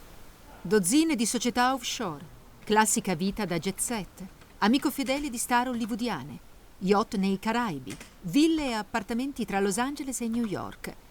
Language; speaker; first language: Italian; native; Italian